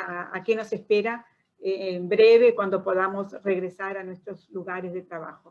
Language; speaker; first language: Spanish; non-native, fluent; Portuguese